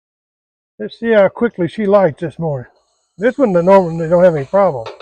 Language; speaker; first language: English; native; English